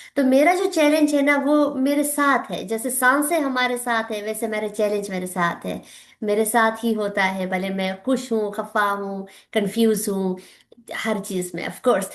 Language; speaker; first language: Urdu; non-native, local second language; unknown